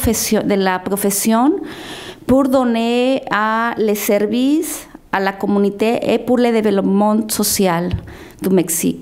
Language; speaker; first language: French; non-native, fluent; Spanish